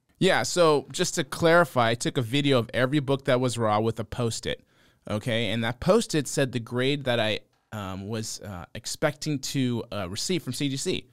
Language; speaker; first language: English; native; English